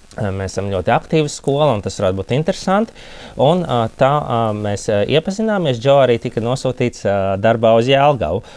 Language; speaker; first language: Latvian; native; Latvian